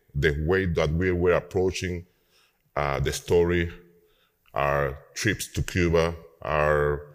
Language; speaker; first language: English; non-native, fluent; Spanish